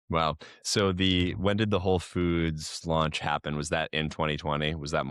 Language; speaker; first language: English; native; English